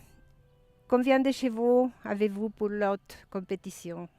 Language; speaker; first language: French; non-native, learner; Spanish